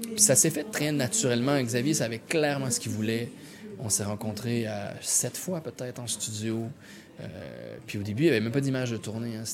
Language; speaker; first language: French; native; French